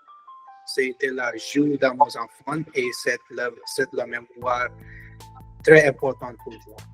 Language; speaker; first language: French; non-native, learner; Hindi